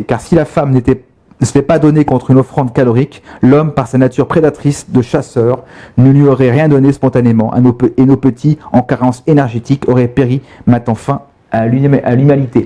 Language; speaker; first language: French; native; French